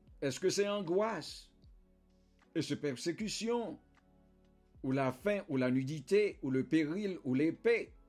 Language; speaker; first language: French; non-native, local second language; Haitian Creole